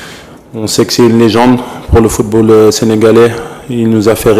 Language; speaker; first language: French; native; French